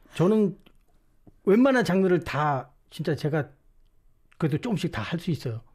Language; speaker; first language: Korean; native; Korean